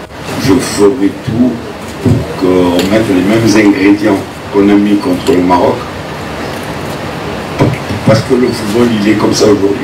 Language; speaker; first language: French; native; French